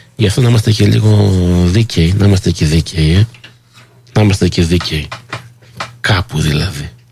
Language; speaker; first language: Greek; early bilingual, heritage; Greek